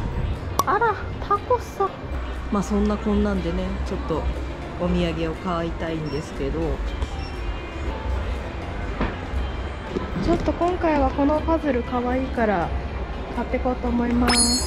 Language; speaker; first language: Japanese; native; Japanese